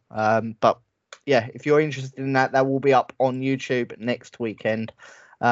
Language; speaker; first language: English; native; English